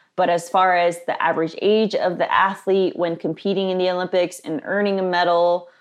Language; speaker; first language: English; native; English